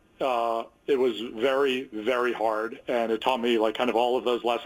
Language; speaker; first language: English; native; English